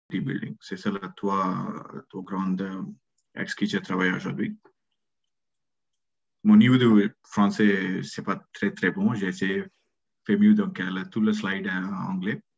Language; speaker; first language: French; non-native, learner; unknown